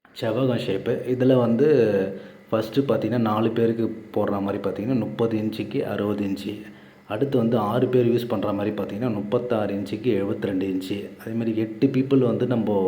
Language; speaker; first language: Tamil; native; Tamil